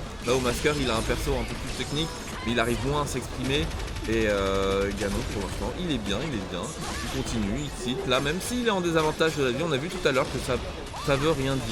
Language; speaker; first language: French; native; French